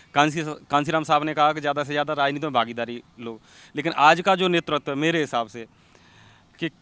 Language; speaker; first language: Hindi; native; Hindi